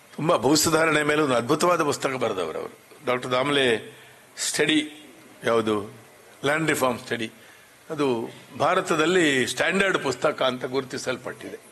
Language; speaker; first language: Kannada; non-native, local second language; Marathi